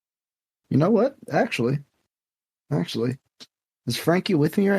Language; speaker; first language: English; native; English